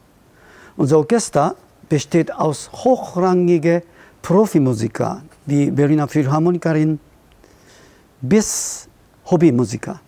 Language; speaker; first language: German; non-native, fluent; Japanese